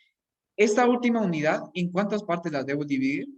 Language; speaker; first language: Spanish; native; Spanish